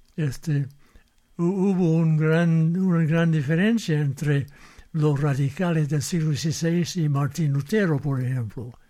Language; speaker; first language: Spanish; non-native, fluent; English